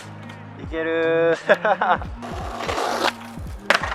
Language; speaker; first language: Japanese; non-native, fluent; English